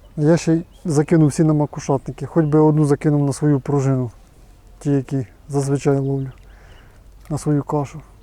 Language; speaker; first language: Ukrainian; native; Ukrainian